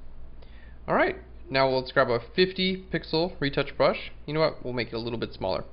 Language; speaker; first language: English; native; English